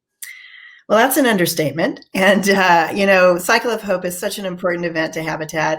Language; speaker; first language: English; native; English